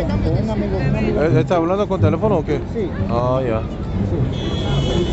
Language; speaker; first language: Spanish; non-native, learner; Korean